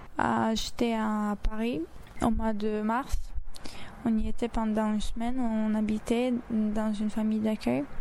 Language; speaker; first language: French; non-native, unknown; Azerbaijani